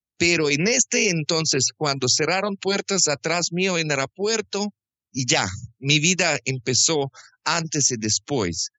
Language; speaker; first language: Spanish; non-native, fluent; Russian